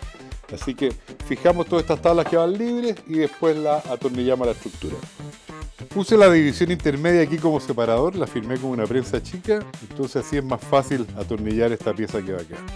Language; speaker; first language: Spanish; native; Spanish